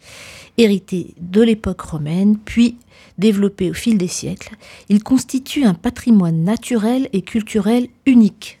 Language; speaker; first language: French; native; French